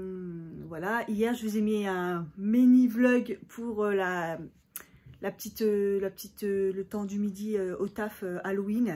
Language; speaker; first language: French; native; French